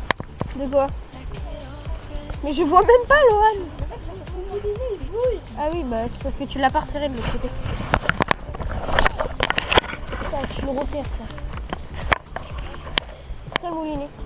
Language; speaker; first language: French; native; French